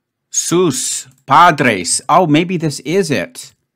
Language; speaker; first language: English; native; English